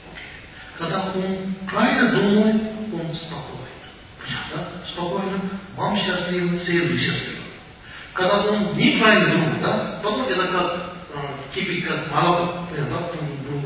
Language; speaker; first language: Russian; non-native, learner; Tibetan